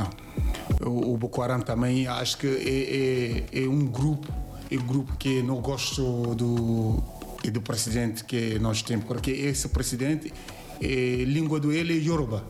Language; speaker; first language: Portuguese; non-native, learner; Yoruba